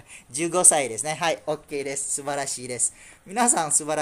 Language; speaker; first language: Japanese; non-native, fluent; Malay